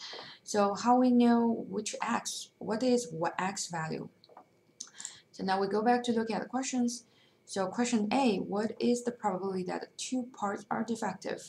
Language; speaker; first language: English; non-native, fluent; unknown